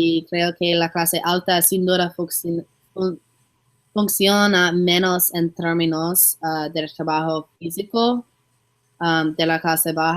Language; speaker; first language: Spanish; non-native, learner; English